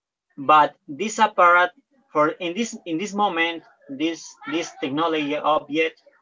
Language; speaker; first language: English; non-native, learner; Spanish